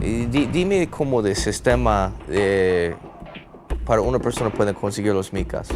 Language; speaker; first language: Spanish; non-native, learner; English